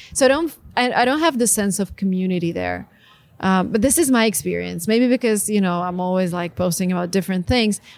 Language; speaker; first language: English; non-native, fluent; Russian